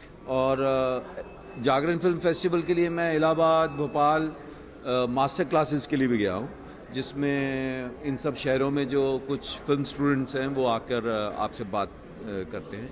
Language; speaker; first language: Hindi; native; Hindi